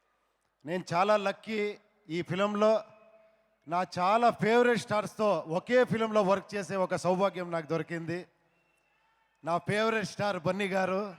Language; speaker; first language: Telugu; non-native, fluent; Kannada